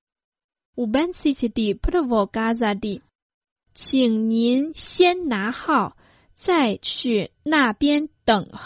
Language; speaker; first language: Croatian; non-native, fluent; Chinese